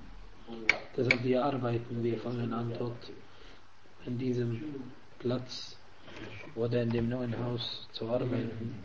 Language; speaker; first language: German; non-native, fluent; Arabic